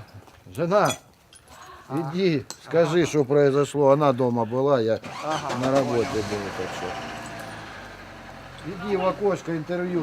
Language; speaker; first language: Russian; native; Russian